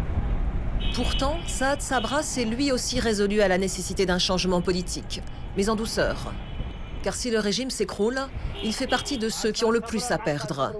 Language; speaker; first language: French; native; French